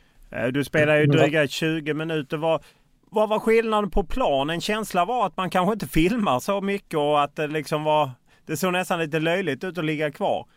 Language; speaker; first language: Swedish; native; Swedish